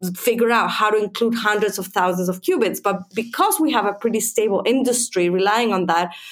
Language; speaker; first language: English; non-native, fluent; Spanish